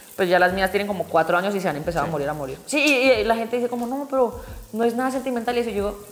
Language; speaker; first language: Spanish; native; Spanish